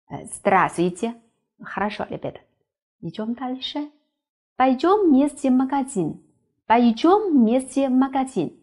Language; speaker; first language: Russian; non-native, fluent; Chinese